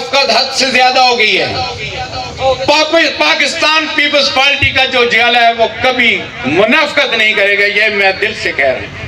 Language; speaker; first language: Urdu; non-native, local second language; Punjabi